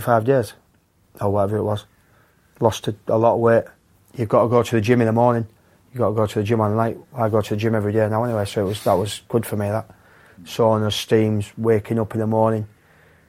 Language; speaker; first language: English; native; English